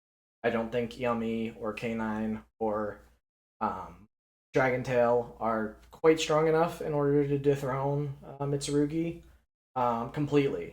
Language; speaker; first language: English; native; English